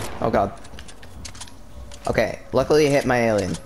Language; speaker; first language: English; native; English